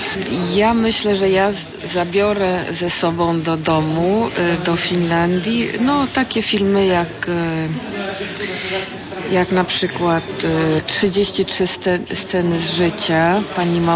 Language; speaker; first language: Polish; early bilingual, heritage; Polish